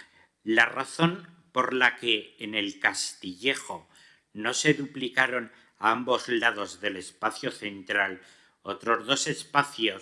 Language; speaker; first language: Spanish; native; Spanish